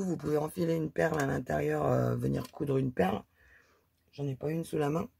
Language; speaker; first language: French; native; French